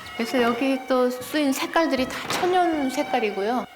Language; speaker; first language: Korean; native; Korean